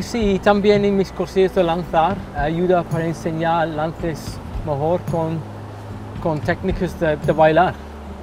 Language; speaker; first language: Spanish; non-native, learner; English